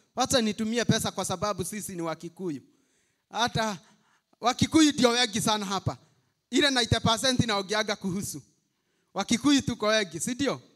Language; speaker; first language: Swahili; non-native, local second language; Kikuyu